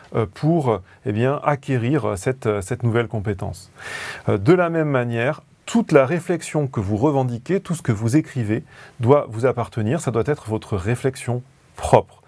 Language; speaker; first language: French; native; French